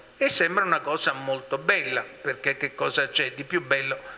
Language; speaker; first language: Italian; native; Italian